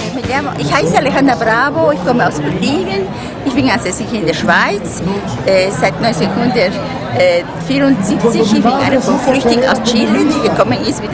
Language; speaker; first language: German; non-native, fluent; Spanish